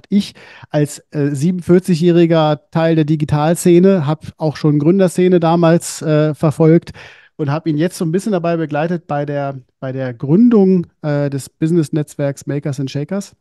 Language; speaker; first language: German; native; German